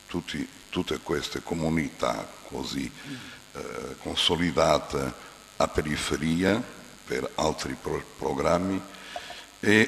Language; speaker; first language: Italian; non-native, fluent; Portuguese